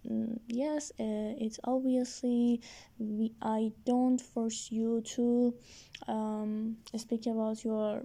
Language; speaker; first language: English; non-native, learner; Persian